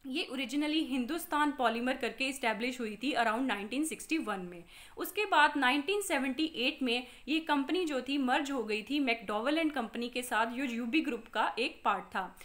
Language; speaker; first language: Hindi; non-native, local second language; Punjabi